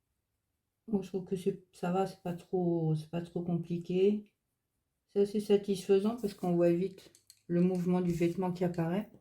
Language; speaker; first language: French; native; French